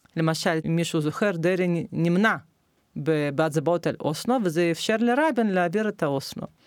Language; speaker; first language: Hebrew; non-native, fluent; Russian